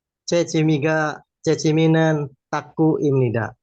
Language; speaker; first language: Korean; non-native, learner; Indonesian